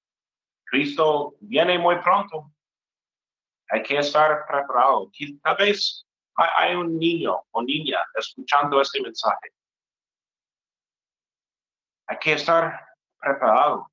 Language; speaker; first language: Spanish; non-native, fluent; English